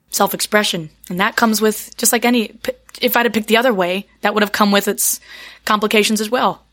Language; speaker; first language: English; native; English